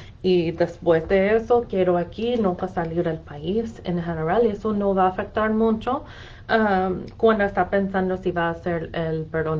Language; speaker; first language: Spanish; non-native, fluent; English